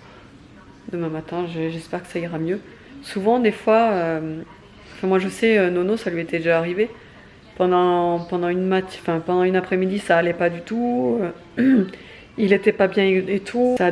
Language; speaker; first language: French; native; French